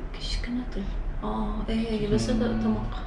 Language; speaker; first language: Turkish; non-native, learner; Tatar